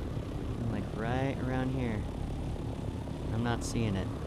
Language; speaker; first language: English; native; English